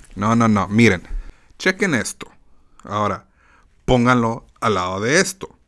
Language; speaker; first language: Spanish; native; Spanish